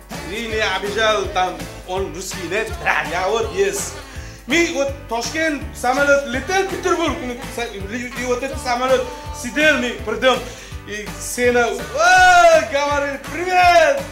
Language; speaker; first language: Russian; non-native, local second language; Uzbek